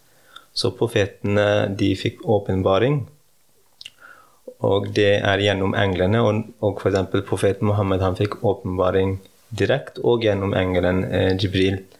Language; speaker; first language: Norwegian; early bilingual, heritage; Norwegian